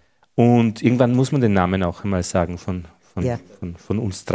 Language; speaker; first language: German; native; German